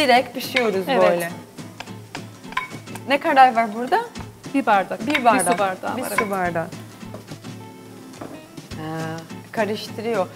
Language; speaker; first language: Turkish; non-native, learner; Portuguese